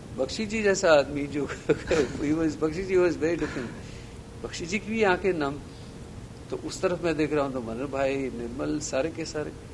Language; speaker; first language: Hindi; non-native, local second language; Gujarati